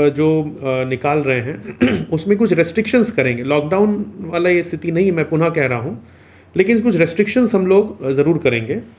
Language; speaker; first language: Hindi; native; Hindi